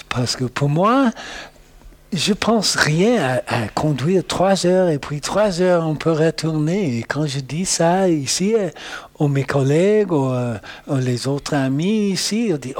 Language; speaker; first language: French; non-native, learner; English